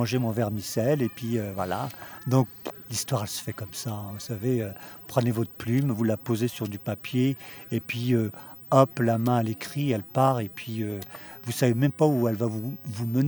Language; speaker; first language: French; early bilingual, other home language; Kabyle